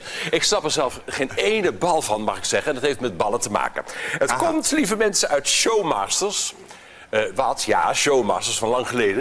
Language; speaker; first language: Dutch; native; Dutch